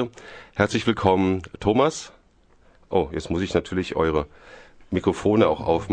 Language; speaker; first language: German; native; German